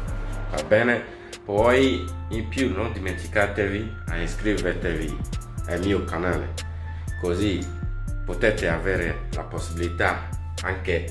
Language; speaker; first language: Italian; non-native, fluent; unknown